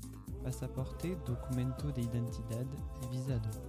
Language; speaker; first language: Spanish; non-native, learner; French